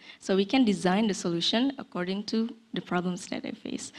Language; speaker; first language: English; non-native, fluent; Indonesian